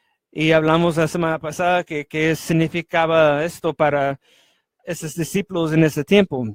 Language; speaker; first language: Spanish; non-native, fluent; English